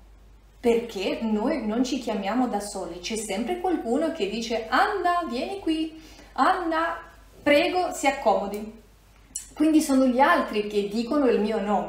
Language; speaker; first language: Italian; non-native, fluent; Russian